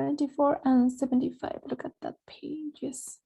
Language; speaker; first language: English; non-native, fluent; Spanish